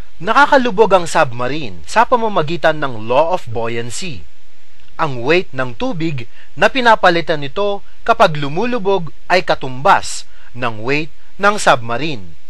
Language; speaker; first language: Filipino; native; Filipino